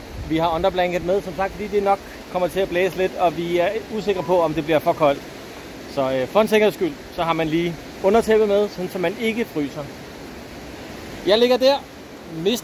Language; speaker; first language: Danish; native; Danish